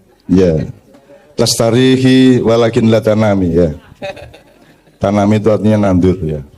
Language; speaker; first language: Indonesian; native; Indonesian